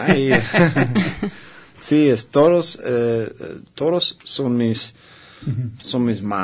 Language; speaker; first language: Spanish; non-native, learner; English